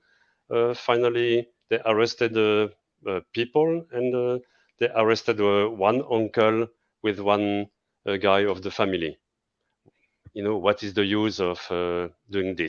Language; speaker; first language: English; non-native, fluent; French